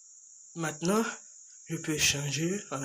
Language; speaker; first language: French; non-native, learner; English